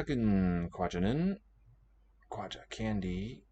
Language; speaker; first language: Korean; non-native, learner; English